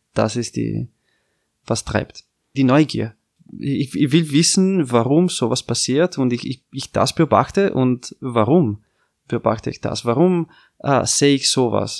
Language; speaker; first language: German; non-native, fluent; Italian